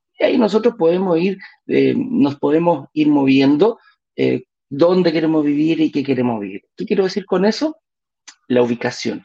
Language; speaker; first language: Spanish; native; Spanish